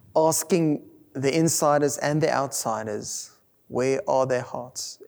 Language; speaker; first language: English; non-native, local second language; Afrikaans